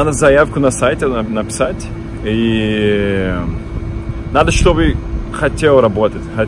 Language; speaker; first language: Russian; non-native, fluent; Portuguese